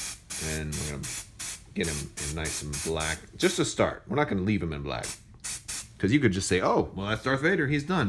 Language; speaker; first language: English; native; English